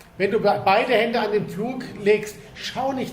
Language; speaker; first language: German; native; German